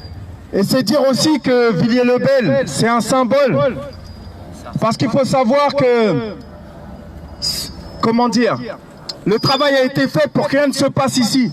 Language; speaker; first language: French; native; French